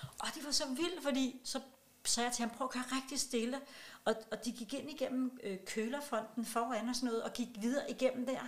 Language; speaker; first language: Danish; non-native, local second language; Kalaallisut